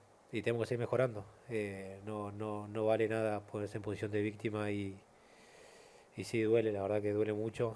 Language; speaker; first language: Spanish; native; Spanish